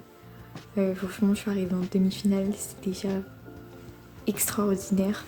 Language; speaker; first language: French; native; French